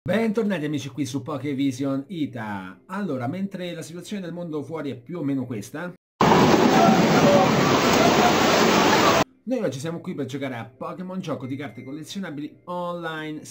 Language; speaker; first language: Italian; native; Italian